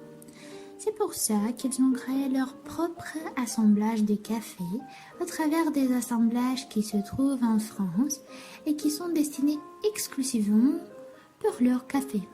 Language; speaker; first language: French; non-native, learner; Romanian